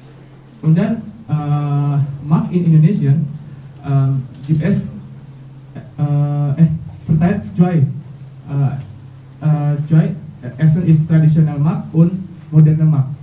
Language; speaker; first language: German; non-native, learner; Indonesian